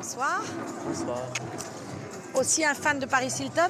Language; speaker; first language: French; native; French